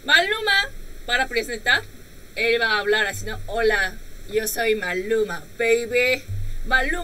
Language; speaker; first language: Spanish; non-native, learner; Korean